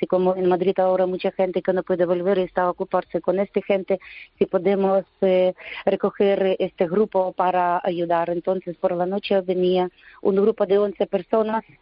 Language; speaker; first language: Spanish; non-native, learner; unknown